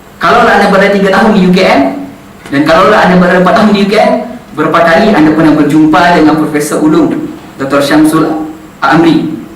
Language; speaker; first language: Malay; non-native, local second language; Central Dusun